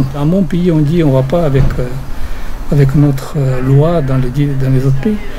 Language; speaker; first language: French; non-native, fluent; Russian